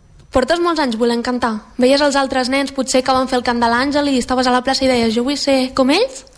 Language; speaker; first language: Catalan; native; Catalan